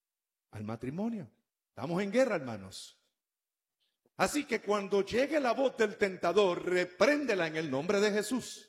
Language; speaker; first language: Spanish; native; Spanish